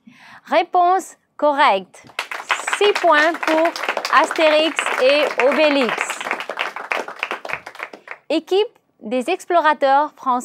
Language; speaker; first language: French; non-native, learner; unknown